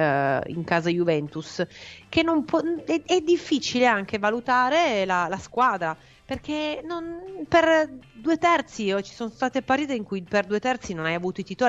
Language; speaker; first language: Italian; native; Italian